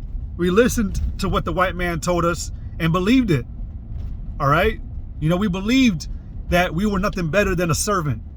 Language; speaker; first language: English; native; English